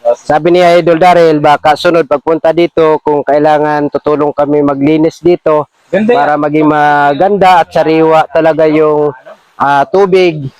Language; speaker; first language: Filipino; non-native, local second language; Cebuano